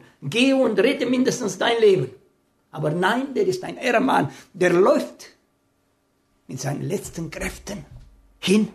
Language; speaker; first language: German; non-native, fluent; Romanian